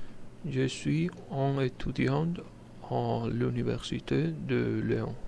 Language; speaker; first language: French; non-native, learner; Spanish